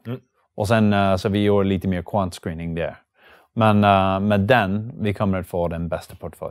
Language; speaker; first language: Swedish; non-native, learner; English